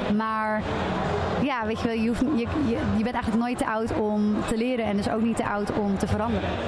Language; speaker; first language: Dutch; native; Dutch